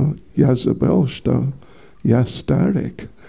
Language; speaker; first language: Russian; non-native, learner; English